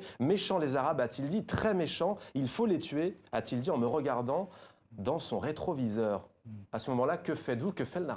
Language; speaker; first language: French; native; French